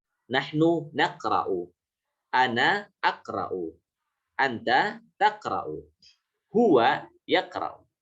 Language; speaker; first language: Arabic; non-native, fluent; Indonesian